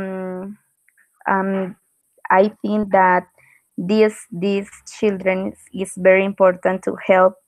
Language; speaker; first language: English; non-native, learner; Spanish